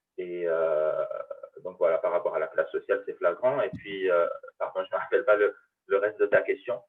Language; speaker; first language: French; early bilingual, other home language; Arabic